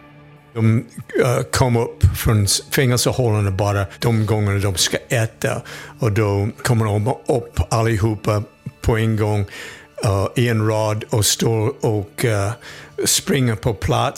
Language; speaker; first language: Swedish; non-native, fluent; English